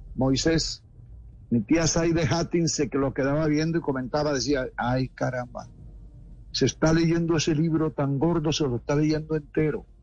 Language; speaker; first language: Spanish; native; Spanish